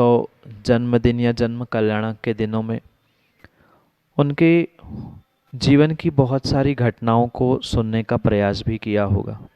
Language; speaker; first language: Hindi; native; Hindi